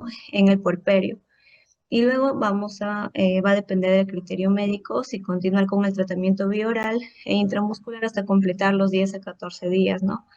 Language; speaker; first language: Spanish; native; Spanish